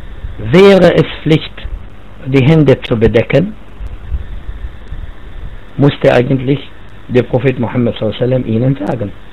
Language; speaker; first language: German; non-native, fluent; Arabic